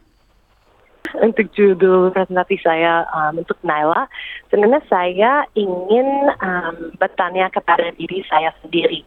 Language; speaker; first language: Indonesian; early bilingual, heritage; English